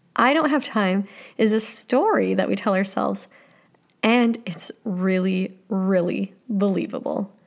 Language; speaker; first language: English; native; English